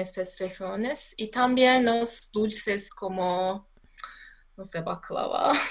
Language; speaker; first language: Spanish; non-native, learner; Turkish